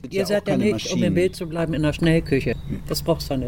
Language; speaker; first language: German; native; German